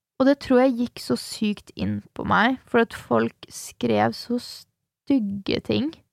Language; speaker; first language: Norwegian; early bilingual, other home language; Swedish